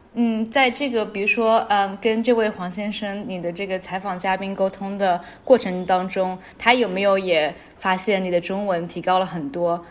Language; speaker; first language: Chinese; native; Chinese